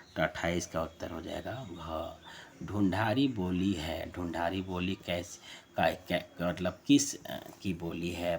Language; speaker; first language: Hindi; native; Hindi